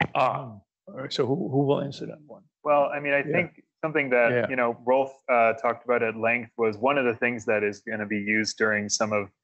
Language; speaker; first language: English; native; English